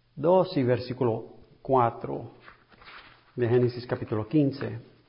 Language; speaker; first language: Spanish; non-native, fluent; English